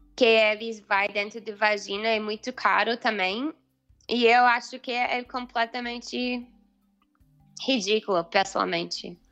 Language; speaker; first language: Portuguese; non-native, fluent; English